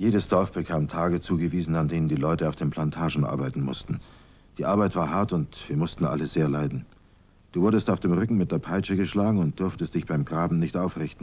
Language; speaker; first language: German; native; German